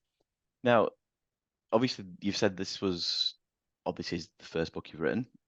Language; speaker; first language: English; native; English